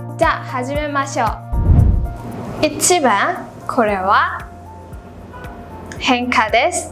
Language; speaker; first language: Japanese; non-native, fluent; Burmese